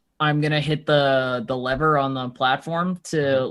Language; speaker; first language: English; native; English